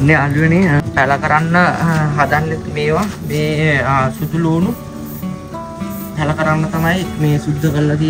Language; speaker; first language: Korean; non-native, fluent; Sinhala